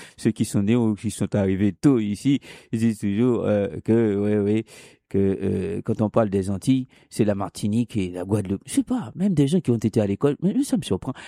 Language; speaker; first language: French; non-native, local second language; Haitian Creole